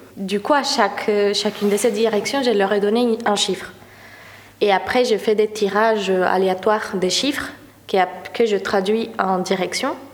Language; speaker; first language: French; non-native, fluent; Spanish